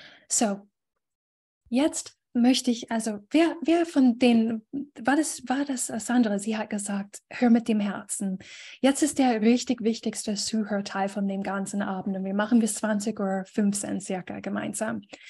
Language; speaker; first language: German; non-native, fluent; English